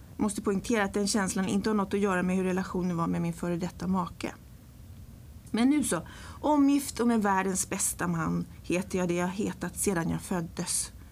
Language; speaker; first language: Swedish; early bilingual, other home language; English